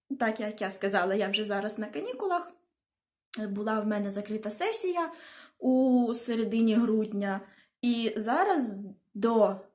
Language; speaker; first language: Ukrainian; non-native, local second language; Russian